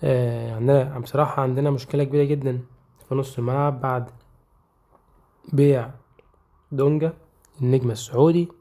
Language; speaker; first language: Arabic; native; Arabic